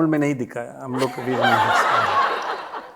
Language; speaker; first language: Hindi; non-native, local second language; Tamil